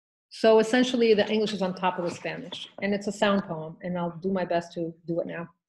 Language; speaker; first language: English; early bilingual, other home language; Spanish